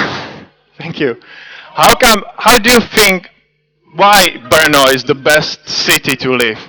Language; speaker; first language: English; non-native, fluent; Czech